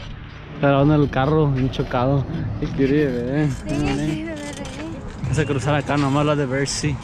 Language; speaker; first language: Spanish; early bilingual, heritage; Spanish